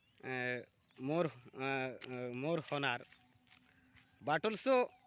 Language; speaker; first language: English; non-native, learner; Bangla